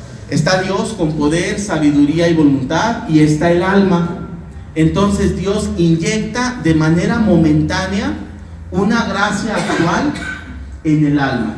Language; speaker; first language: Spanish; native; Spanish